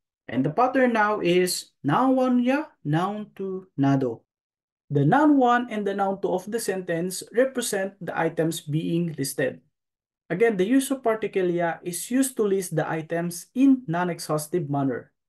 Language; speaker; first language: English; non-native, local second language; Filipino